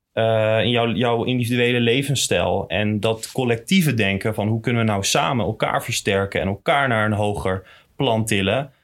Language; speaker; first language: Dutch; native; Dutch